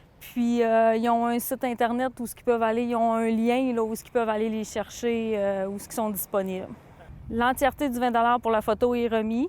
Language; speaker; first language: French; native; French